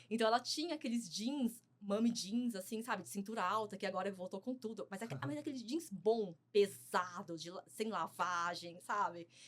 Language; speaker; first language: Portuguese; early bilingual, other home language; Chinese